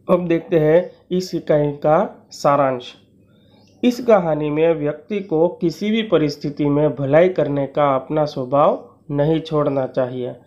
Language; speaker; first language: Hindi; non-native, local second language; Gujarati